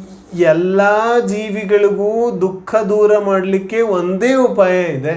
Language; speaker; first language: Kannada; non-native, local second language; Hindi